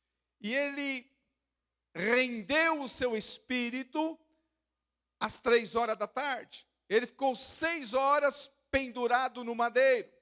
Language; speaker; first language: Portuguese; native; Portuguese